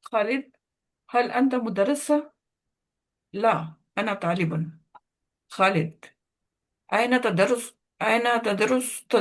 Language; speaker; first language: Arabic; non-native, learner; Urdu